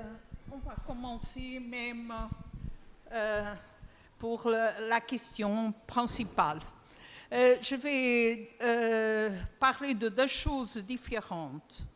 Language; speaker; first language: French; non-native, fluent; Portuguese